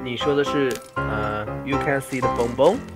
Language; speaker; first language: English; non-native, learner; Chinese